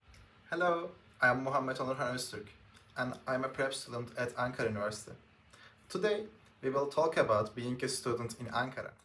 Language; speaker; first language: English; non-native, learner; Turkish